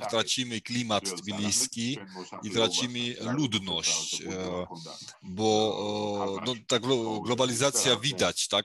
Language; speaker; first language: Polish; non-native, fluent; Georgian